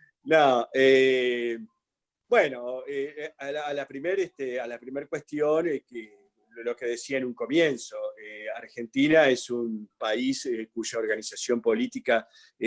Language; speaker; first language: Spanish; native; Spanish